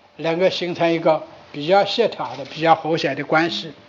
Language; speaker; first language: Chinese; native; Chinese